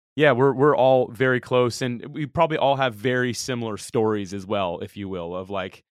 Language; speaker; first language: English; early bilingual, other home language; Italian